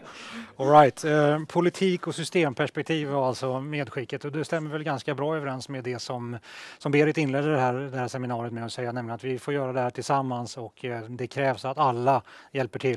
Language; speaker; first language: Swedish; native; Swedish